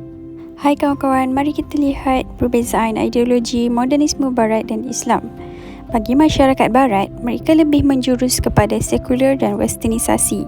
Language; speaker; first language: Malay; native; Malay